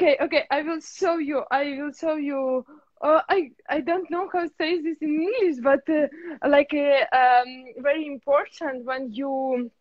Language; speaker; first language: English; non-native, learner; Russian